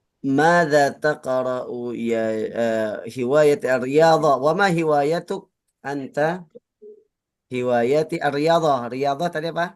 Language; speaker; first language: Arabic; non-native, fluent; Indonesian